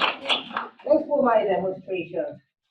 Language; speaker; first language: English; non-native, learner; Korean